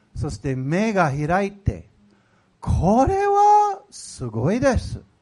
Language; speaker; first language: Japanese; non-native, fluent; English